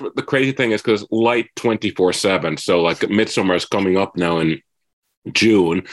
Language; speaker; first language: English; non-native, fluent; Finnish